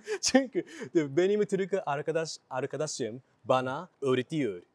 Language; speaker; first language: Turkish; non-native, learner; Japanese